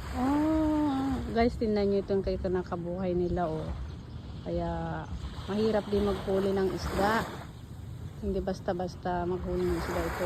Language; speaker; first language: Filipino; non-native, local second language; Iloko